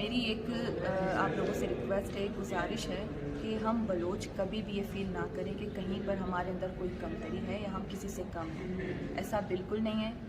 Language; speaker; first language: Urdu; non-native, local second language; Baluchi